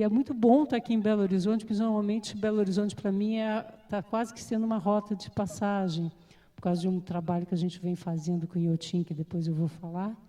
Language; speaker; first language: Portuguese; native; Portuguese